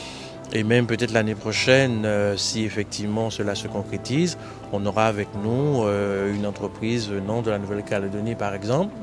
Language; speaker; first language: French; native; French